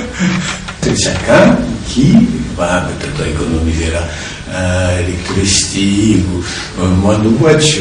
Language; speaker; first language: French; non-native, learner; Japanese